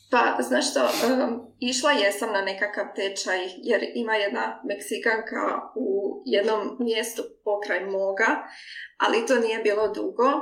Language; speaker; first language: Croatian; native; Croatian